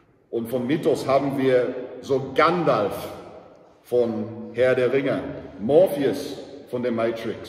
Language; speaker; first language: German; non-native, learner; English